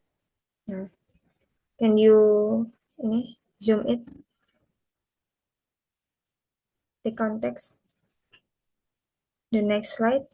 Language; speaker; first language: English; non-native, learner; Indonesian